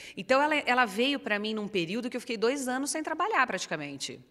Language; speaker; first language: Portuguese; native; Portuguese